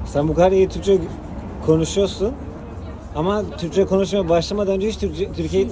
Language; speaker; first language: Turkish; native; Turkish